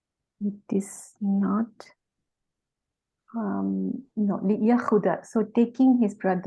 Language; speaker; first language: English; non-native, local second language; Malay